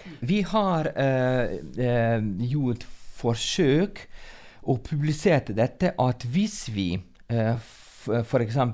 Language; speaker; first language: Norwegian; non-native, fluent; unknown